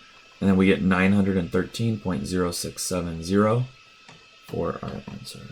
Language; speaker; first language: English; native; English